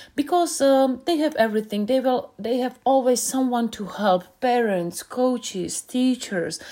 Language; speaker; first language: English; non-native, fluent; Czech